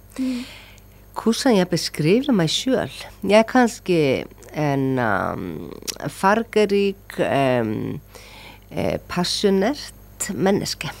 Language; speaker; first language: Norwegian; non-native, fluent; Icelandic